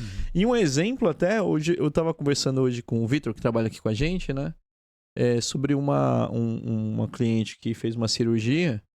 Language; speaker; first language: Portuguese; native; Portuguese